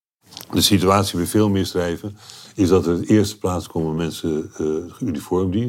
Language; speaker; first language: Dutch; native; Dutch